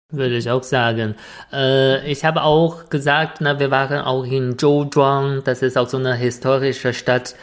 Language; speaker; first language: German; non-native, fluent; Chinese